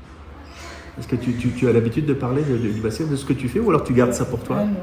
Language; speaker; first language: French; native; French